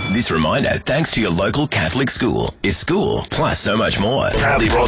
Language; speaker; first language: English; native; English